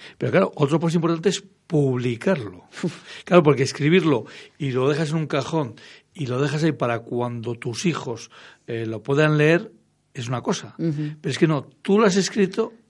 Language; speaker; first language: Spanish; native; Spanish